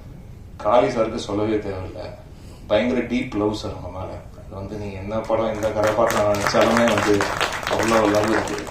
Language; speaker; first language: Tamil; native; Tamil